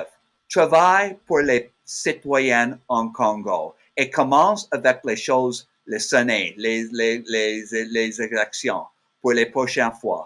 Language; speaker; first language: French; non-native, learner; English